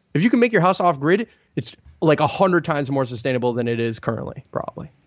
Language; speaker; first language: English; non-native, fluent; Italian